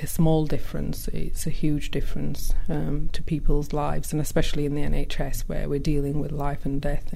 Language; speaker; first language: English; early bilingual, other home language; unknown